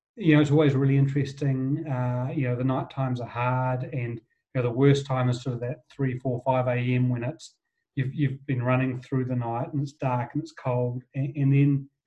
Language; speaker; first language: English; native; English